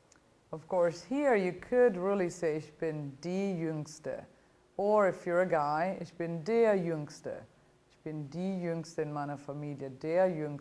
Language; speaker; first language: German; non-native, fluent; Italian